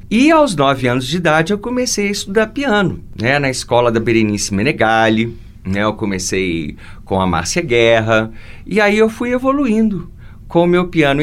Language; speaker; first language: Portuguese; early bilingual, other home language; Spanish